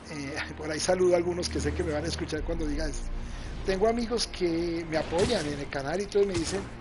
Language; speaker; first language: Spanish; native; Spanish